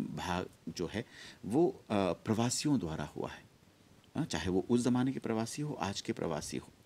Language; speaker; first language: Hindi; early bilingual, heritage; Hindi